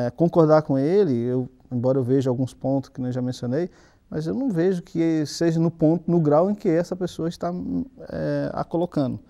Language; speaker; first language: Portuguese; native; Portuguese